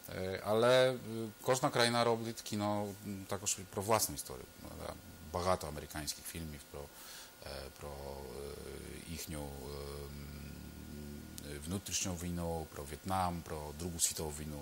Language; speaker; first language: Ukrainian; non-native, fluent; Polish